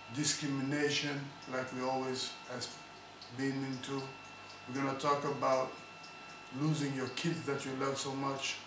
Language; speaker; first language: English; non-native, fluent; Swedish